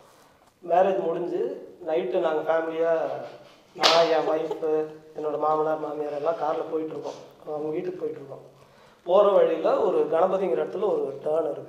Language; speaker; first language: Tamil; native; Tamil